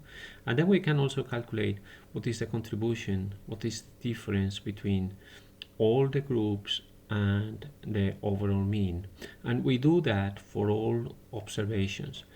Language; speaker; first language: English; non-native, fluent; Spanish